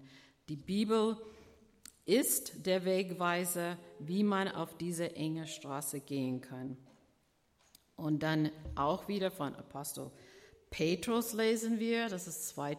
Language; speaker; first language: German; non-native, fluent; English